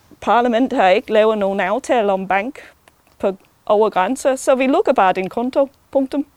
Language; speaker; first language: Danish; non-native, fluent; English